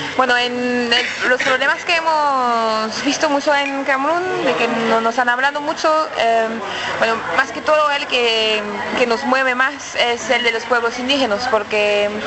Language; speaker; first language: Spanish; non-native, fluent; French